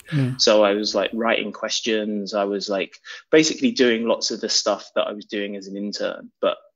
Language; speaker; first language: English; native; English